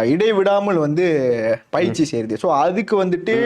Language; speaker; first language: Tamil; early bilingual, heritage; Tamil